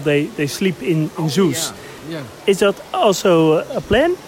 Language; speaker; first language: English; non-native, learner; Dutch